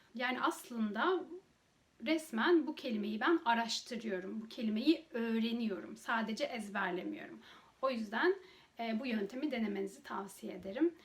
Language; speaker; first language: Turkish; native; Turkish